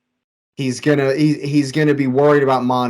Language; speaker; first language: English; native; English